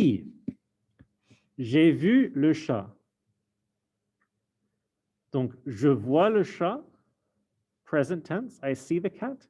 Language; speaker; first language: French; non-native, fluent; English